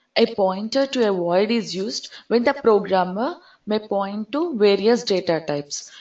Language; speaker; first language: English; non-native, local second language; Telugu